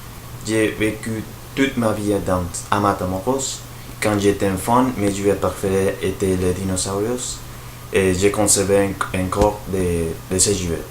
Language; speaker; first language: French; non-native, learner; Spanish